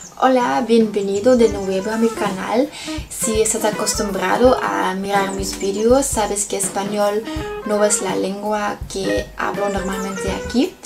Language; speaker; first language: Spanish; non-native, learner; Dutch